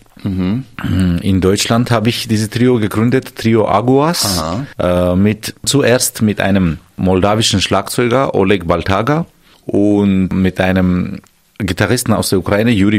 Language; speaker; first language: German; non-native, fluent; Armenian